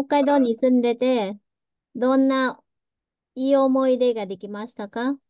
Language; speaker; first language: Japanese; early bilingual, heritage; Vietnamese